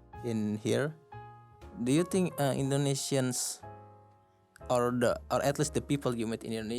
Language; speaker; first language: English; non-native, learner; Indonesian